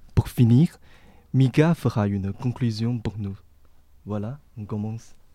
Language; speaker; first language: French; non-native, learner; Chinese